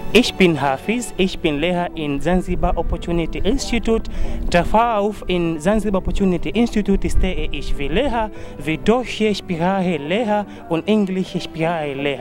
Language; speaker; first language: German; non-native, learner; Swahili